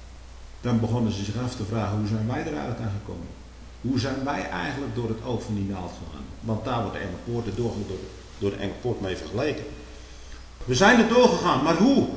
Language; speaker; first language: Dutch; native; Dutch